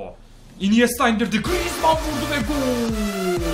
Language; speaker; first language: Turkish; native; Turkish